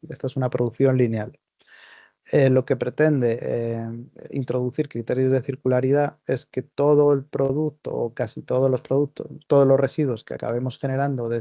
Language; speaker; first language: Spanish; native; Spanish